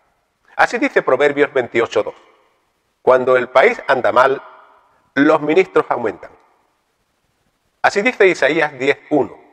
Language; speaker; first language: Spanish; native; Spanish